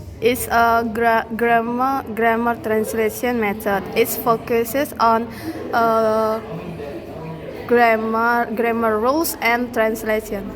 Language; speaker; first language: English; non-native, learner; Indonesian